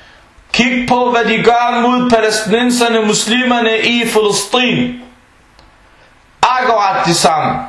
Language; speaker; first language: Danish; non-native, fluent; Arabic